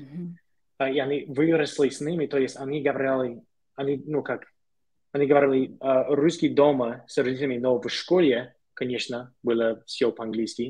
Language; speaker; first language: Russian; non-native, learner; English